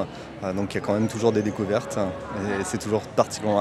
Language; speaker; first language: French; native; French